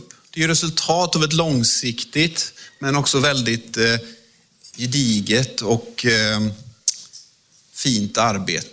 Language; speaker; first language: Swedish; native; Swedish